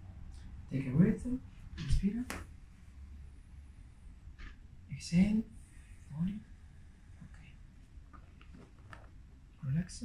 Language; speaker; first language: English; non-native, fluent; Italian